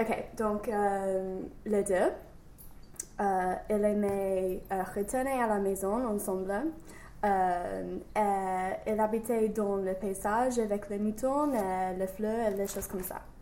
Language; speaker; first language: French; non-native, learner; English